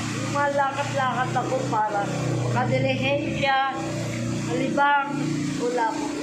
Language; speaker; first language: Filipino; non-native, local second language; Pampanga